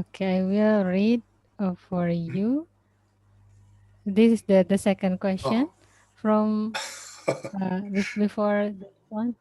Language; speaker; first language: English; non-native, fluent; Indonesian